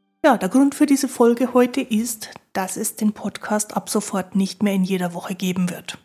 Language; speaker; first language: German; native; German